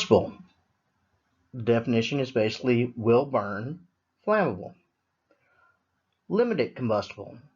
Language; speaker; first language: English; native; English